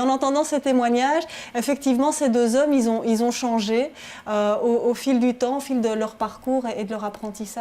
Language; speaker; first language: French; native; French